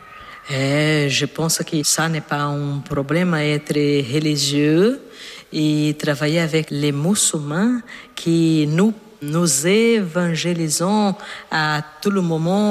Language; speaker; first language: French; non-native, fluent; Portuguese